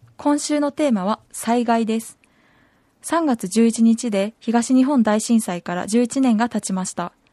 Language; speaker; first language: Japanese; native; Japanese